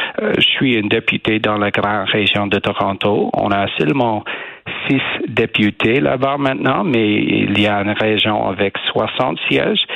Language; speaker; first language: French; non-native, learner; English